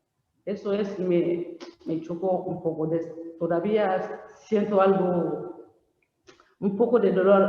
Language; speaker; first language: Spanish; non-native, learner; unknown